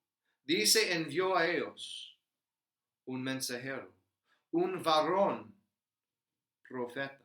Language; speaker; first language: Spanish; non-native, fluent; English